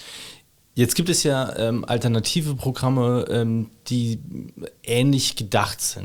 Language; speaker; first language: German; native; German